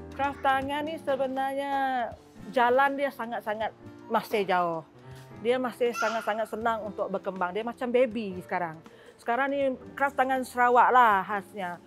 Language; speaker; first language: Malay; non-native, local second language; Iban